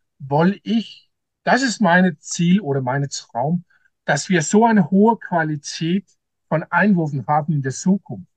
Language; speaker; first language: German; non-native, learner; Danish